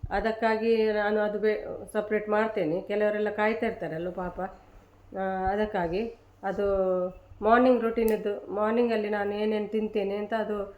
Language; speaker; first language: Kannada; native; Kannada